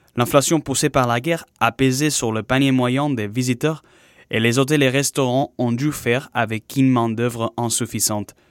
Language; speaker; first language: French; non-native, fluent; Spanish